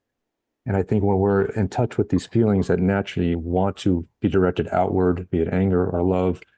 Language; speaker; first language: English; native; English